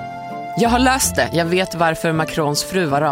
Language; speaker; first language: Swedish; native; Swedish